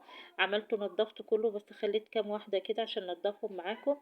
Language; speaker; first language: Arabic; native; Arabic